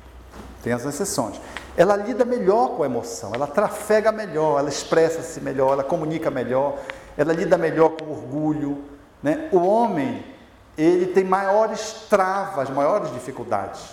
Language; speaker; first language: Portuguese; native; Portuguese